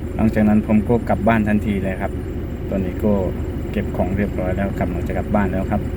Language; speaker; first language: Thai; non-native, fluent; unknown